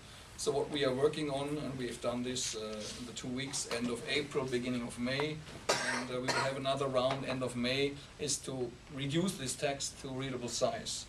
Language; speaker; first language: English; non-native, fluent; German